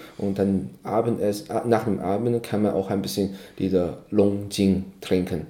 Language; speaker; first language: German; non-native, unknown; Chinese